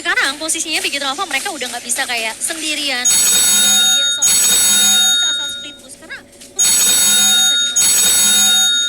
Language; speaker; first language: Indonesian; native; Indonesian